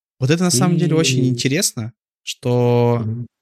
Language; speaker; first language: Russian; native; Russian